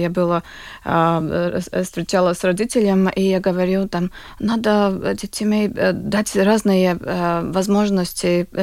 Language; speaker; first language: Russian; non-native, local second language; Latvian